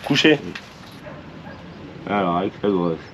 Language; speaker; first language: French; native; French